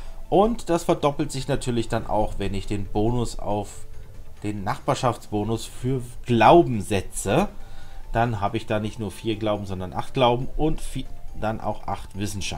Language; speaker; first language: German; native; German